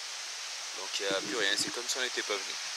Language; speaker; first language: French; native; French